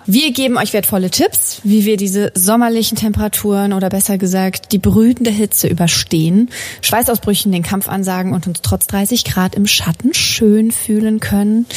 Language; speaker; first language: German; native; German